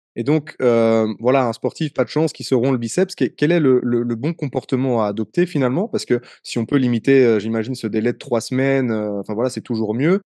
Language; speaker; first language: French; native; French